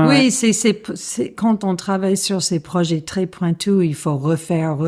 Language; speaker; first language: French; non-native, fluent; English